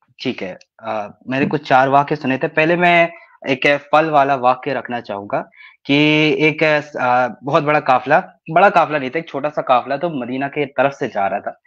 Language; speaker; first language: Hindi; native; Hindi